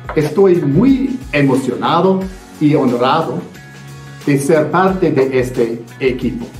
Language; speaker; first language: Spanish; non-native, fluent; English